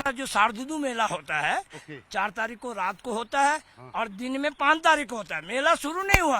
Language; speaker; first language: Hindi; native; Hindi